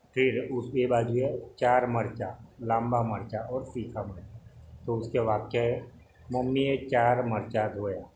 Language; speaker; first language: Hindi; non-native, local second language; Gujarati